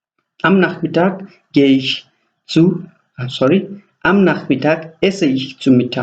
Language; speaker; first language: German; non-native, fluent; Nepali